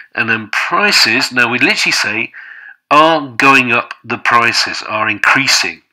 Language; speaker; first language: English; native; English